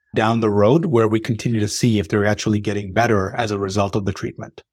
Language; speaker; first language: English; early bilingual, other home language; Arabic